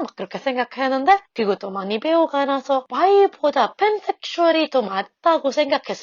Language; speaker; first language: Korean; non-native, fluent; Indonesian